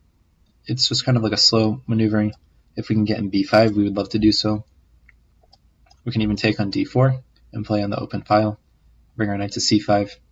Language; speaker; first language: English; native; English